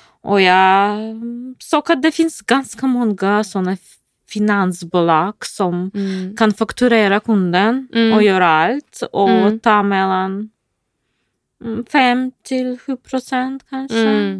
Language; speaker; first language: Swedish; non-native, fluent; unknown